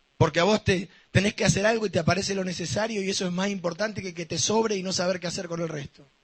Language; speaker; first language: Spanish; native; Spanish